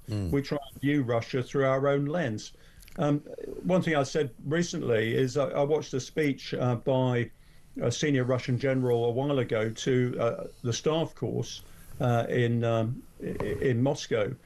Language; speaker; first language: English; native; English